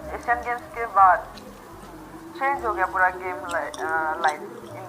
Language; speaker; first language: Hindi; non-native, local second language; Assamese